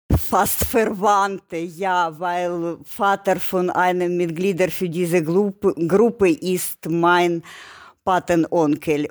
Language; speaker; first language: German; non-native, learner; Ukrainian